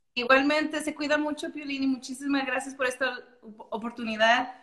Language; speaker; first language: Spanish; early bilingual, heritage; Spanish